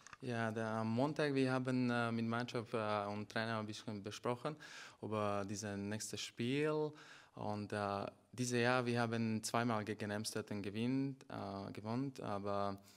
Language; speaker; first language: German; non-native, learner; Slovak